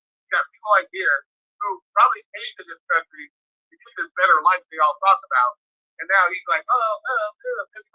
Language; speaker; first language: English; native; English